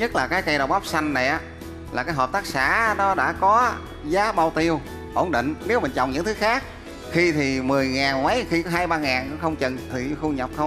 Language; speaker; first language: Vietnamese; native; Vietnamese